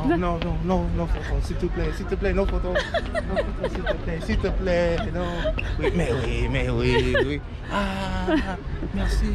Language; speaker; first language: French; non-native, learner; English